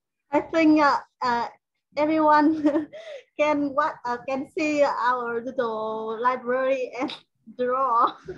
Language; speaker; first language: English; non-native, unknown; Vietnamese